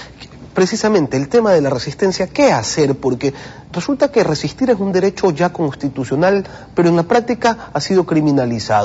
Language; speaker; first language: Spanish; native; Spanish